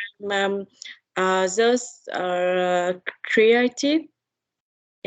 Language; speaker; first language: English; non-native, learner; Vietnamese